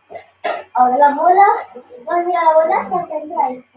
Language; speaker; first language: Spanish; early bilingual, other home language; Filipino